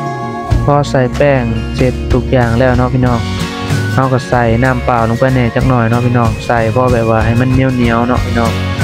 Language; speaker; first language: Thai; non-native, local second language; Lao